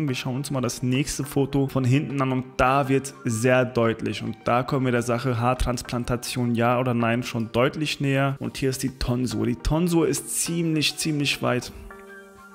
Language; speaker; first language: German; native; German